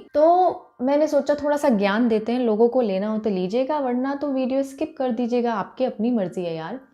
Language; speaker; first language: Hindi; native; Hindi